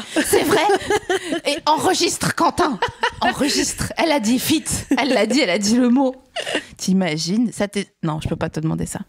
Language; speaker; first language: French; native; French